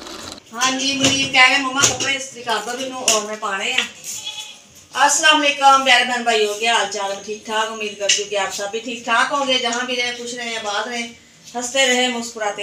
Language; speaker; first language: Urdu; non-native, local second language; Punjabi